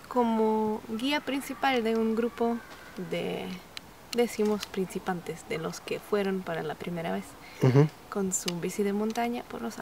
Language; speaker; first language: Spanish; non-native, fluent; Czech